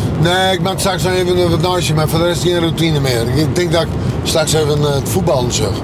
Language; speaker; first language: Dutch; non-native, local second language; Western Frisian